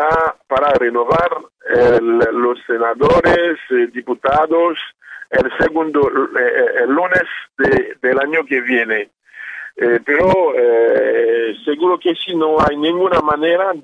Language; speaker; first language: Spanish; non-native, learner; Haitian Creole